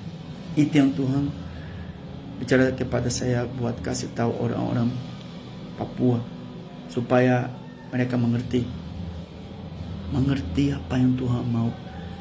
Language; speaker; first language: Indonesian; non-native, fluent; Portuguese